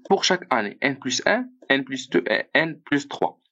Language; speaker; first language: French; non-native, local second language; Arabic